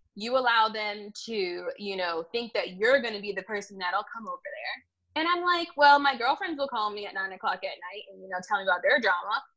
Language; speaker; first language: English; native; English